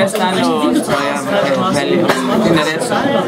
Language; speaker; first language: Italian; non-native, local second language; German